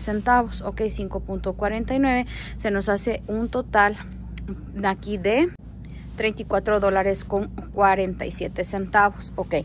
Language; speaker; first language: Spanish; native; Spanish